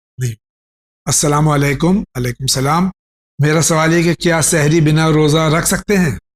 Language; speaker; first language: Urdu; native; Urdu